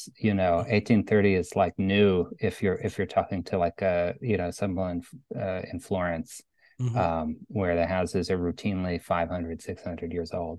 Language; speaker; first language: English; native; English